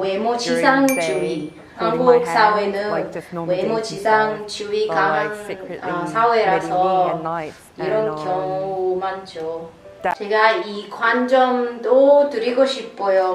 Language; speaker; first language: Korean; non-native, learner; Italian